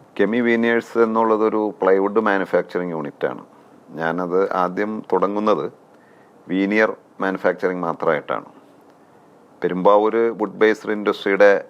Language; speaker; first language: Malayalam; native; Malayalam